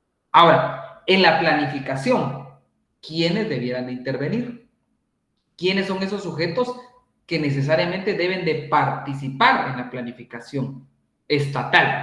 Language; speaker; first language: Spanish; native; Spanish